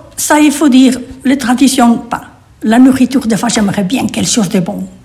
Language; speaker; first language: French; non-native, fluent; Spanish